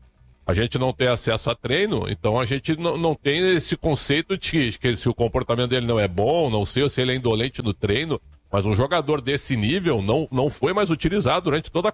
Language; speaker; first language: Portuguese; native; Portuguese